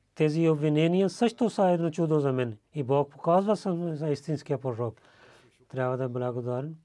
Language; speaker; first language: Bulgarian; non-native, learner; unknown